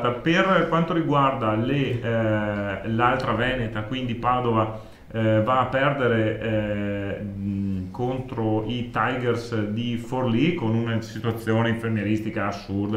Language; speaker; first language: Italian; native; Italian